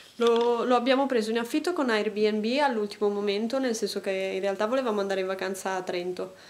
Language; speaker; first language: Italian; native; Italian